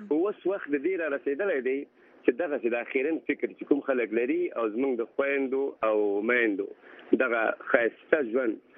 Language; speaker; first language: Pashto; native; Pashto